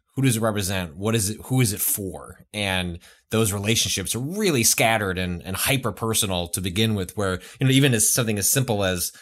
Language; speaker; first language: English; native; English